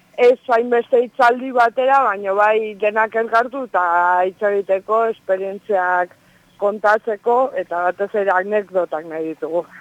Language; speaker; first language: Basque; non-native, local second language; Spanish